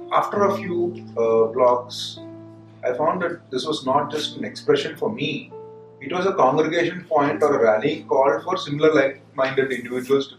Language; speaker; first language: English; non-native, local second language; Tamil